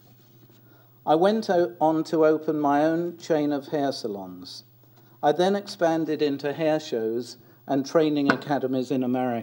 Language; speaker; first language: English; native; English